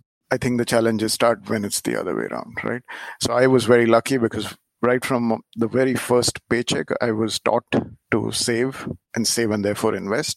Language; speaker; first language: English; non-native, local second language; Marathi